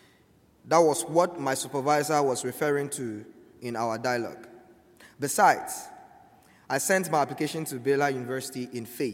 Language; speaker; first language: English; non-native, local second language; Akan